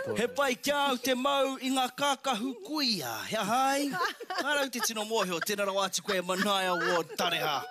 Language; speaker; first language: Māori; native; Māori